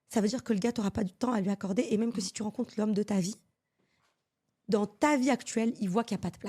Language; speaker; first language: French; native; French